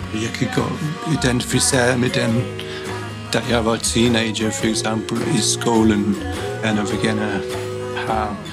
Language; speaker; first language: Danish; non-native, fluent; English